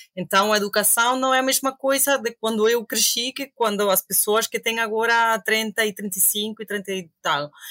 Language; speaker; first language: Portuguese; non-native, fluent; Spanish